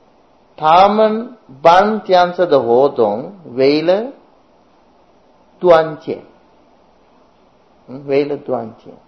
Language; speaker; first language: Chinese; non-native, fluent; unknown